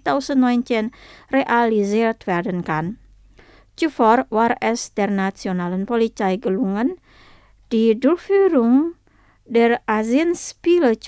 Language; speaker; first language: German; non-native, fluent; Indonesian